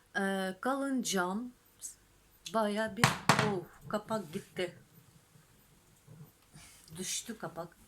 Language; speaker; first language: Turkish; non-native, fluent; Russian